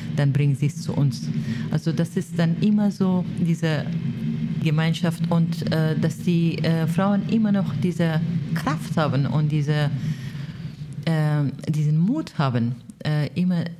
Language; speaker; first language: German; non-native, fluent; Persian